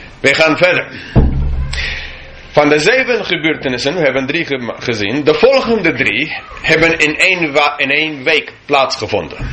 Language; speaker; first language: Dutch; non-native, fluent; English